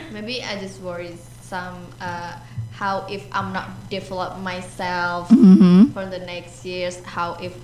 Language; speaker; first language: English; non-native, learner; Indonesian